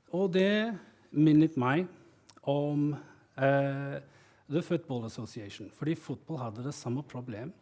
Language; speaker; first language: Norwegian; non-native, fluent; English